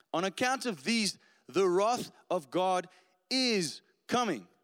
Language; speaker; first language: English; non-native, local second language; Afrikaans